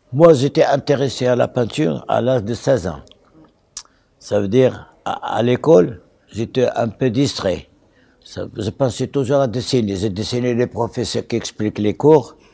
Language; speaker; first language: French; non-native, local second language; Arabic